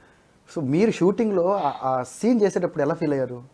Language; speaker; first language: Telugu; native; Telugu